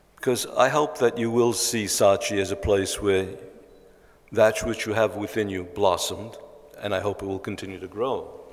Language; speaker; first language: English; native; English